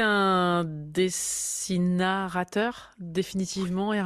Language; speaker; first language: French; native; French